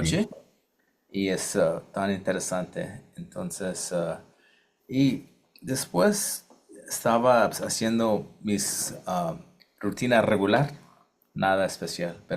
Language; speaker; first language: Spanish; non-native, learner; English